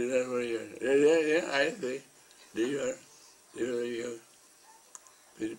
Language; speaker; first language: English; non-native, learner; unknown